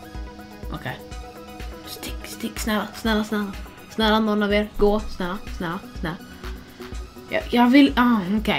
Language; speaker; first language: Swedish; non-native, fluent; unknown